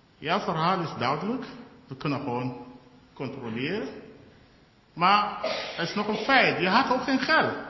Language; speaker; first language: Dutch; non-native, fluent; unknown